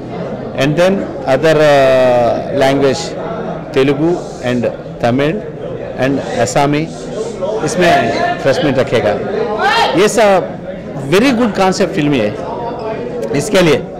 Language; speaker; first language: Hindi; non-native, local second language; Telugu